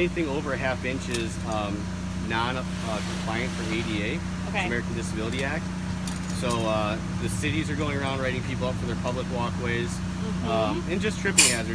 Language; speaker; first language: English; native; English